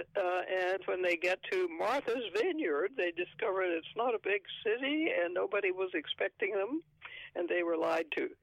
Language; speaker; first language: English; native; English